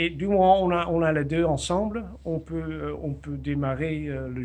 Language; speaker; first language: French; non-native, fluent; Dutch